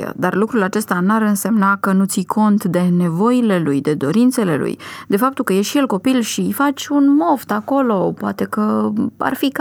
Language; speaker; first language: Romanian; native; Romanian